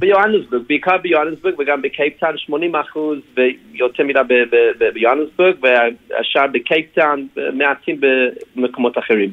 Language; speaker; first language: Hebrew; non-native, fluent; English